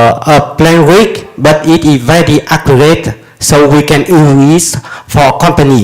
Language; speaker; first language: English; non-native, learner; Vietnamese